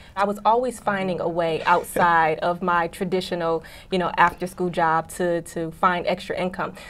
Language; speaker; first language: English; native; English